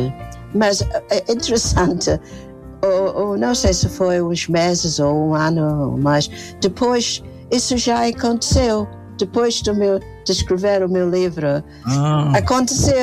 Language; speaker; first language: Portuguese; non-native, fluent; English